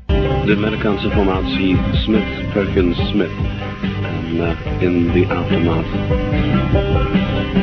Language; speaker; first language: English; native; English